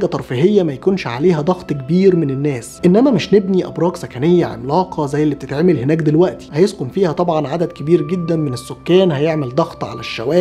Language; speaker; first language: Arabic; native; Arabic